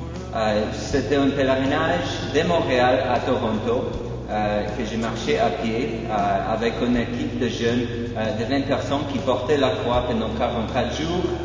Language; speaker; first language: French; non-native, fluent; Polish